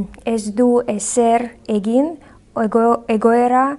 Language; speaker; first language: Basque; non-native, learner; Belarusian